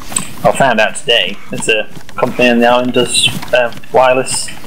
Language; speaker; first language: English; native; English